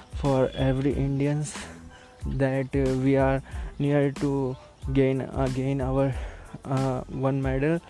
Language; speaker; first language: English; non-native, local second language; Hindi